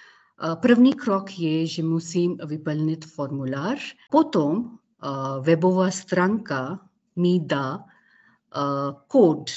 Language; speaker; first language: Czech; non-native, learner; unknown